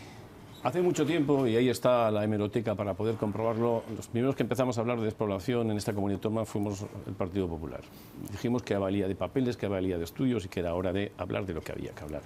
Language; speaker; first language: Spanish; native; Spanish